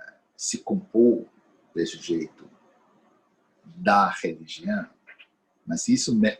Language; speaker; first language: Portuguese; non-native, fluent; English